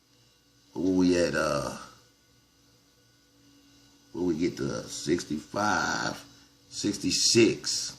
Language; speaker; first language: English; native; English